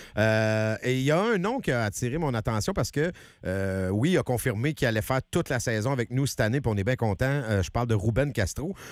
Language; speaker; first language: French; native; French